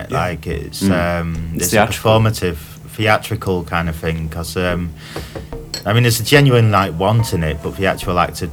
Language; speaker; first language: English; native; English